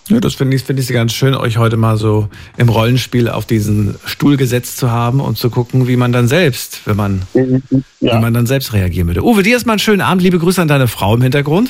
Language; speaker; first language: German; native; German